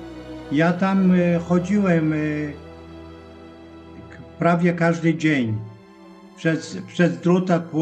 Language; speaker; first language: Polish; non-native, local second language; Yiddish